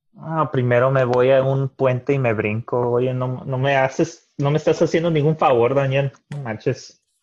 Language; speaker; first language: Spanish; early bilingual, heritage; Spanish